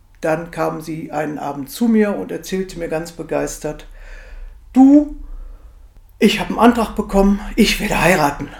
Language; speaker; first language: German; native; German